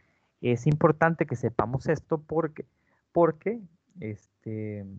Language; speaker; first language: Spanish; native; Spanish